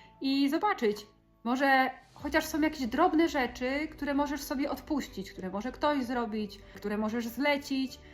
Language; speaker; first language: Polish; native; Polish